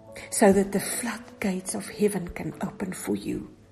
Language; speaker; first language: English; non-native, local second language; Afrikaans